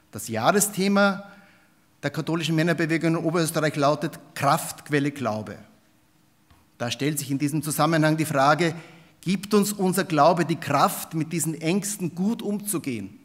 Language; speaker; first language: German; native; German